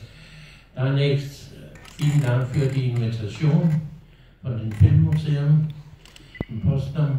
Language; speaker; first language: German; non-native, learner; Danish